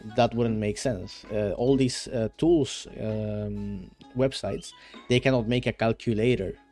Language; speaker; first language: English; non-native, fluent; Spanish